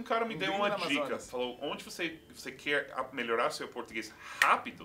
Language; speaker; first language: Portuguese; non-native, fluent; English